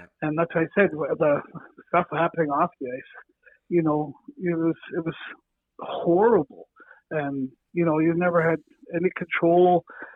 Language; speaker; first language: English; native; English